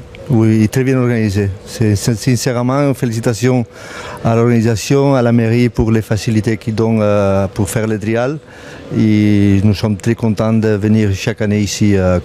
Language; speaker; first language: French; non-native, fluent; Spanish